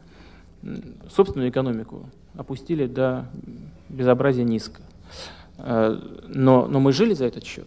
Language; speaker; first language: Russian; native; Russian